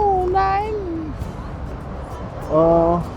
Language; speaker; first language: English; non-native, learner; Turkish